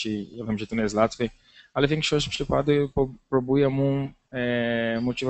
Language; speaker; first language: Polish; non-native, learner; Portuguese